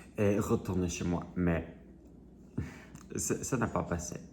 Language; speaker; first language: French; non-native, learner; English